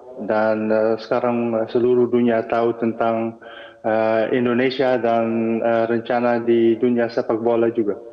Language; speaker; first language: Indonesian; non-native, fluent; Dutch